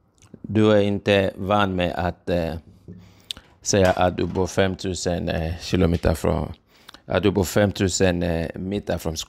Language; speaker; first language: Swedish; non-native, fluent; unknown